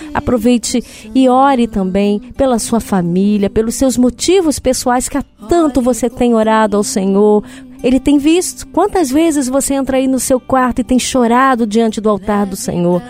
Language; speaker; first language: Portuguese; native; Portuguese